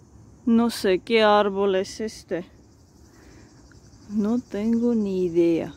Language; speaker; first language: Spanish; non-native, fluent; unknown